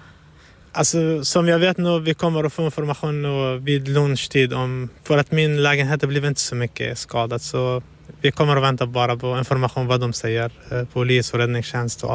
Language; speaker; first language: Swedish; non-native, fluent; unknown